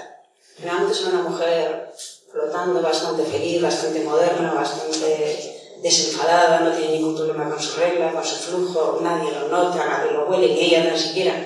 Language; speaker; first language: Spanish; native; Spanish